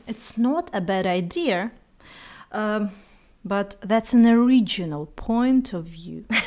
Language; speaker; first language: English; non-native, fluent; Russian